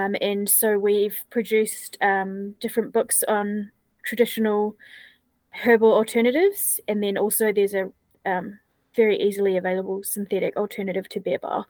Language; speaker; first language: English; native; English